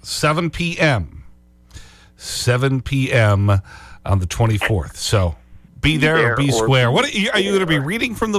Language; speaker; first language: English; native; English